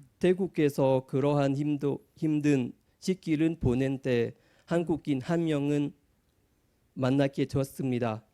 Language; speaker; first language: Korean; non-native, fluent; Thai